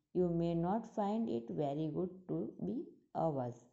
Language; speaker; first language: English; non-native, local second language; Gujarati